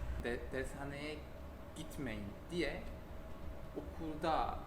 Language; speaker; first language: Turkish; non-native, fluent; Korean